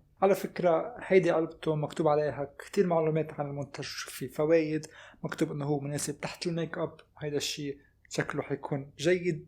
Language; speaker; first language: Arabic; native; Arabic